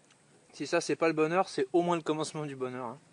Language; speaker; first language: French; native; French